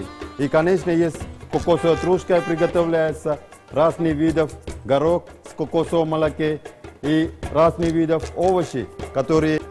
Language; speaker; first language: Russian; non-native, fluent; Sinhala